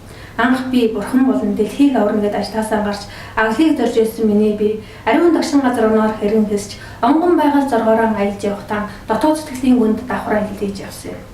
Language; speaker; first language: Mongolian; native; Mongolian